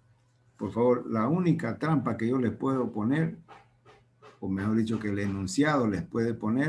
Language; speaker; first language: Spanish; native; Spanish